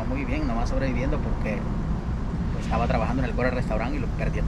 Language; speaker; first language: Spanish; native; Spanish